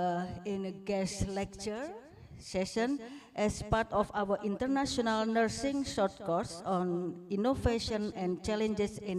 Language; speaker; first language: English; non-native, fluent; Indonesian